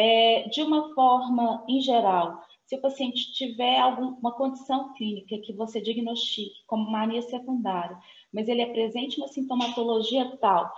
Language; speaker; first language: Portuguese; native; Portuguese